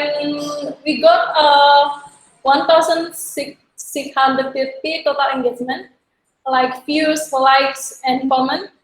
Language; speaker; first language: English; non-native, learner; Indonesian